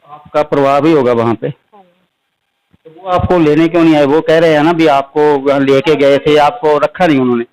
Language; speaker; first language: Hindi; non-native, local second language; Punjabi